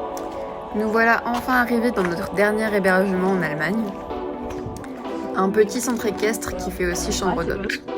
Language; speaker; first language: French; native; French